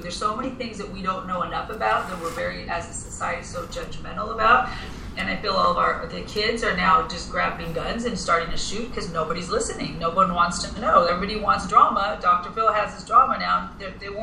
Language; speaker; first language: English; non-native, fluent; Spanish